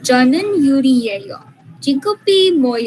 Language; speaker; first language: Korean; non-native, learner; Filipino